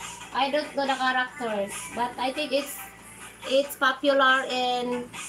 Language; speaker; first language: English; non-native, learner; Filipino